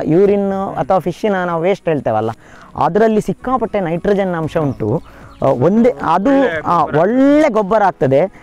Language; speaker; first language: Kannada; native; Kannada